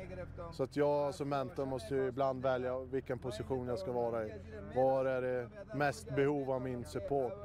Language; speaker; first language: Swedish; native; Swedish